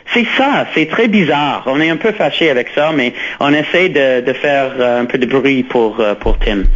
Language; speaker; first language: French; non-native, local second language; English